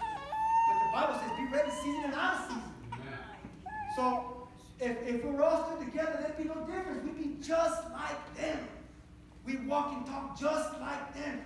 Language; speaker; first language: English; early bilingual, other home language; Spanish